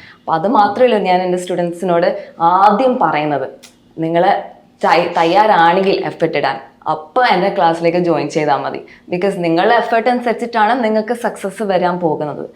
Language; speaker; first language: Malayalam; non-native, local second language; English